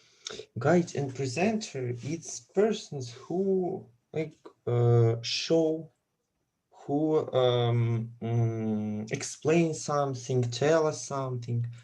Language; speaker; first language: English; non-native, learner; Russian